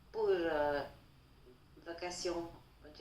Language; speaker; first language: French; non-native, learner; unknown